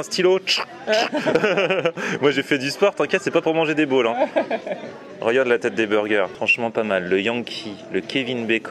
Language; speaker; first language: French; native; French